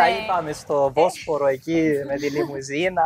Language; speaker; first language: Greek; early bilingual, heritage; English